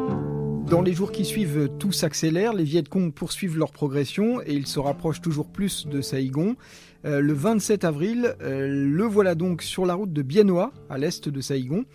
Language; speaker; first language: French; native; French